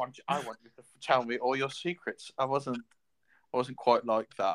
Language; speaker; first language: English; native; English